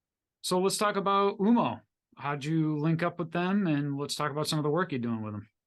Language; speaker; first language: English; native; English